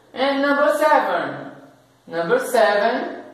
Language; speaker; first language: English; non-native, learner; Portuguese